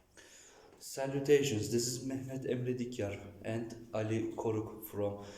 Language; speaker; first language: English; non-native, fluent; Turkish